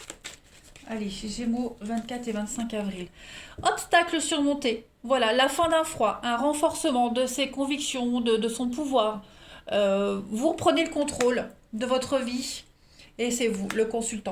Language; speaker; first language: French; native; French